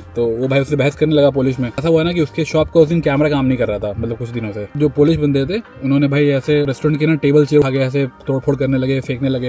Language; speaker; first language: Hindi; native; Hindi